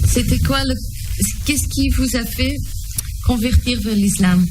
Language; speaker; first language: French; non-native, learner; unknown